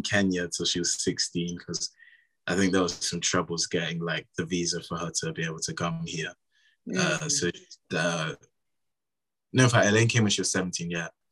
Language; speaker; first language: English; native; English